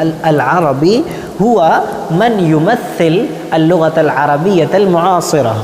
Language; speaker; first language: Arabic; non-native, fluent; Urdu